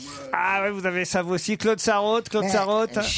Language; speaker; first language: French; native; French